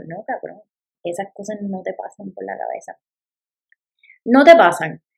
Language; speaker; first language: Spanish; native; Spanish